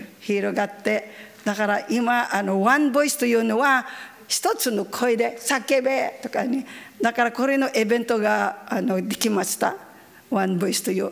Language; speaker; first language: Japanese; non-native, learner; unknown